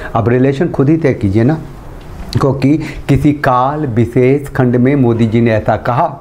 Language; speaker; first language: Hindi; native; Hindi